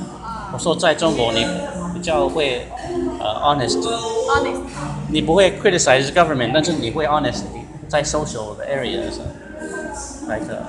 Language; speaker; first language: Chinese; non-native, learner; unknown